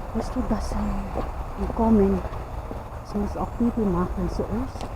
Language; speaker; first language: German; non-native, learner; Filipino